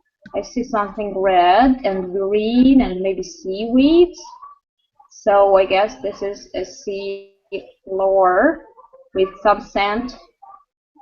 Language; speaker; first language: English; non-native, fluent; Russian